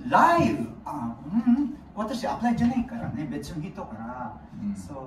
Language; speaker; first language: Japanese; non-native, learner; Filipino